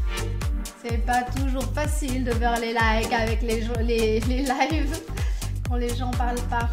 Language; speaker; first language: French; native; French